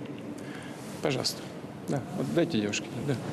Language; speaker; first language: Russian; native; Russian